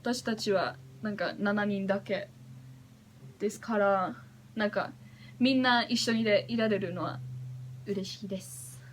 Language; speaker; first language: Japanese; non-native, learner; English